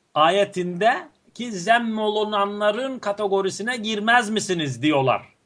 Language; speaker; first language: Turkish; native; Turkish